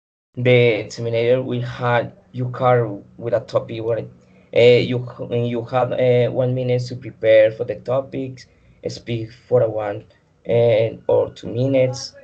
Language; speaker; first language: English; non-native, learner; Spanish